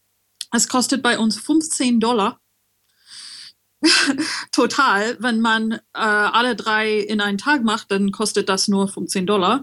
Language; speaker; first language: German; non-native, learner; French